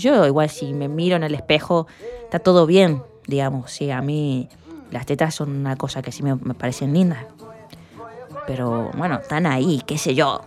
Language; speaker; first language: Spanish; native; Spanish